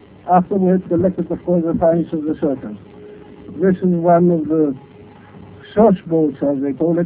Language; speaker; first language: English; non-native, fluent; Greek